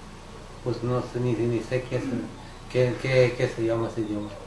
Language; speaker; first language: Spanish; non-native, local second language; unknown